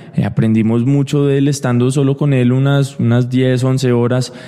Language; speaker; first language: Spanish; early bilingual, heritage; Spanish